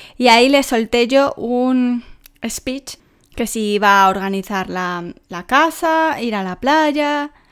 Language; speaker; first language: Spanish; native; Spanish